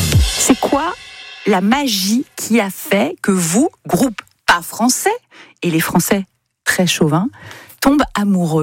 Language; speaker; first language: French; native; French